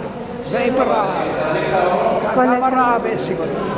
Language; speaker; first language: Hebrew; non-native, fluent; Yiddish